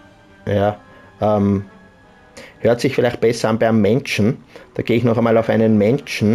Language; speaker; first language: German; native; German